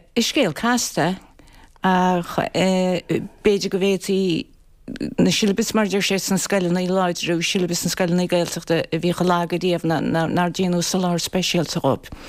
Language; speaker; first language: Irish; native; Irish